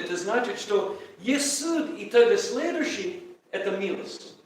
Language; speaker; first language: Russian; non-native, learner; English